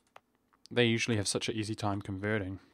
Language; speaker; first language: English; native; English